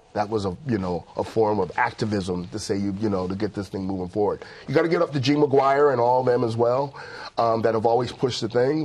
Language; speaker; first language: English; native; English